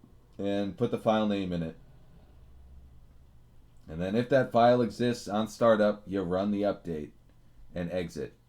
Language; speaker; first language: English; native; English